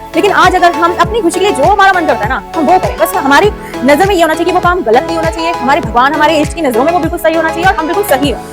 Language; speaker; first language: Hindi; native; Hindi